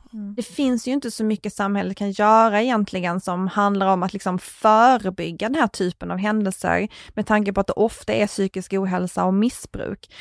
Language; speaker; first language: Swedish; native; Swedish